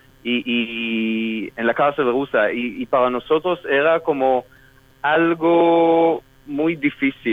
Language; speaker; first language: Spanish; non-native, fluent; Hebrew